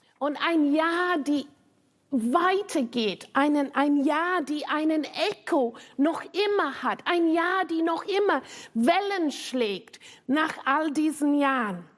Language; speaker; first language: German; non-native, fluent; English